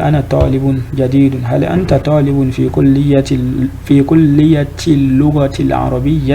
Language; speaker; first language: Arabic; non-native, fluent; French